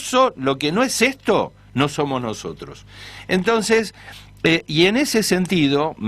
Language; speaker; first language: Spanish; native; Spanish